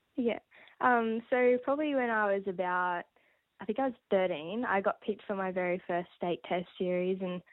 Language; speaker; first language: English; native; English